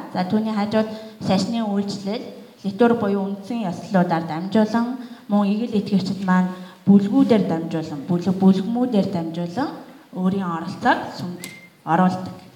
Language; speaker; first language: Mongolian; native; Mongolian